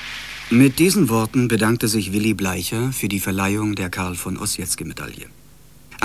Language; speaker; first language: German; native; German